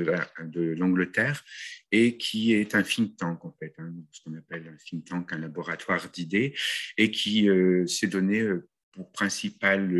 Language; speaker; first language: French; native; French